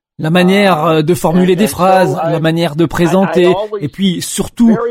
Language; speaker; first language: French; non-native, fluent; English